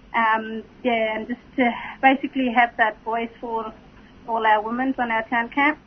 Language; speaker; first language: English; native; English